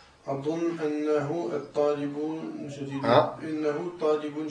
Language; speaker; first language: Arabic; non-native, learner; French